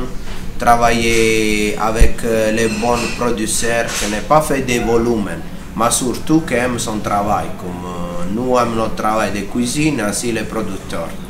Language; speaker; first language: French; non-native, fluent; Italian